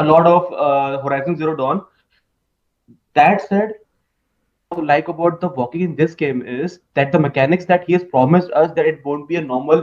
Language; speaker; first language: English; non-native, local second language; Hindi